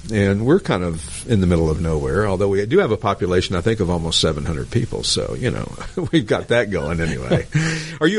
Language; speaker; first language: English; native; English